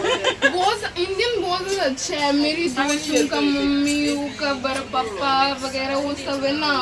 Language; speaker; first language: Hindi; early bilingual, other home language; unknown